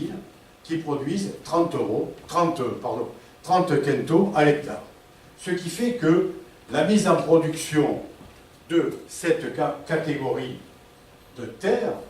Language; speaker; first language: French; native; French